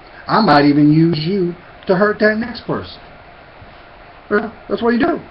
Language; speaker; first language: English; native; English